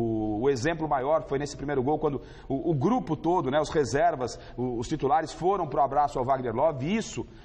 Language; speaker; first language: Portuguese; native; Portuguese